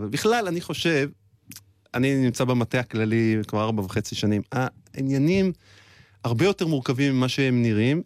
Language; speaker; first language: Hebrew; native; Hebrew